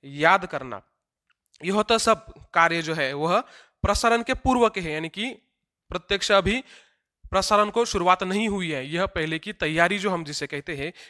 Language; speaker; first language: Hindi; non-native, local second language; Marathi